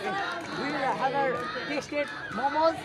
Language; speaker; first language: English; non-native, learner; Nepali